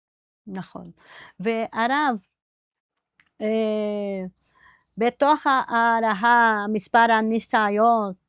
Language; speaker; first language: Hebrew; non-native, fluent; Portuguese